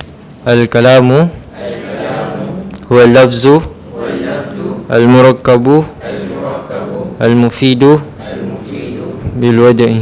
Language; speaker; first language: Arabic; non-native, learner; Malay